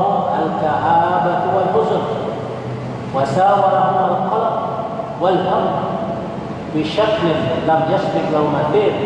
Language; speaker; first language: Arabic; non-native, fluent; Indonesian